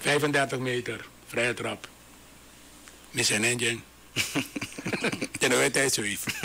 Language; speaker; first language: Dutch; non-native, local second language; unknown